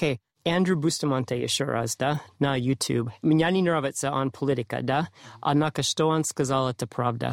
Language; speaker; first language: Russian; non-native, learner; English